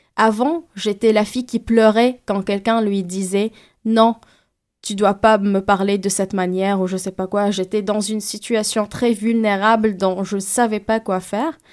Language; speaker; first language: French; non-native, local second language; Arabic